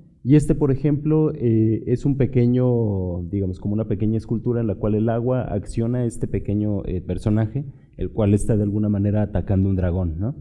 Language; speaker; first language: Spanish; native; Spanish